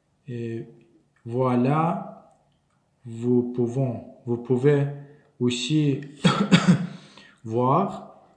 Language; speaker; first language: French; non-native, learner; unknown